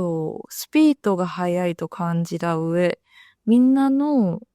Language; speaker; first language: Japanese; non-native, fluent; Chinese